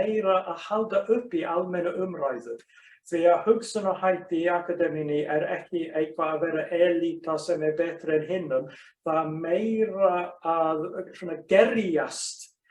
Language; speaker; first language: Icelandic; non-native, fluent; English